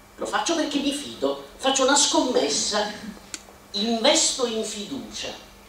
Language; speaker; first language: Italian; native; Italian